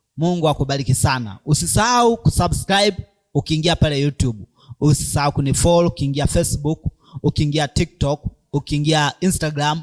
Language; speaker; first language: Swahili; native; Swahili